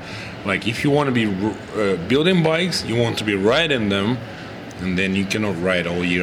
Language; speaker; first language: English; non-native, fluent; Russian